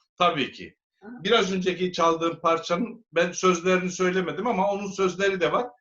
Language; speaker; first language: Turkish; native; Turkish